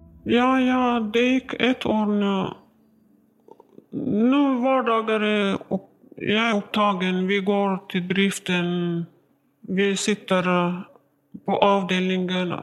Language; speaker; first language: Swedish; non-native, learner; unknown